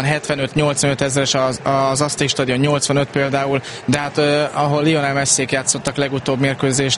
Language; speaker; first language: Hungarian; native; Hungarian